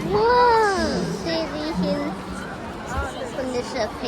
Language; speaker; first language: Danish; early bilingual, heritage; Danish